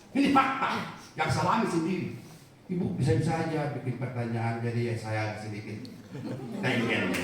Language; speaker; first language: Indonesian; non-native, local second language; Batak Toba